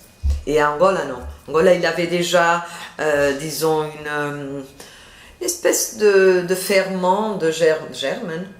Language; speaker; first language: French; non-native, fluent; Portuguese